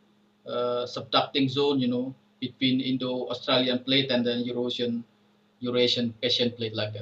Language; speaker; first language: English; non-native, fluent; Indonesian